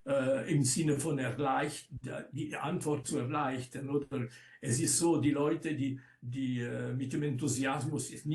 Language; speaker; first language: German; non-native, local second language; Italian